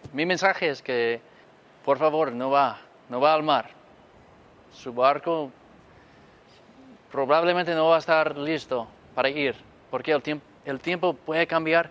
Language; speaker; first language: Spanish; non-native, fluent; English